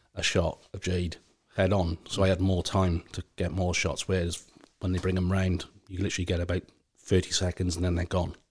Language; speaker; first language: English; native; English